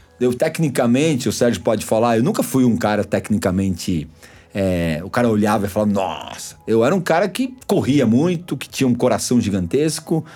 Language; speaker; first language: Portuguese; early bilingual, other home language; Spanish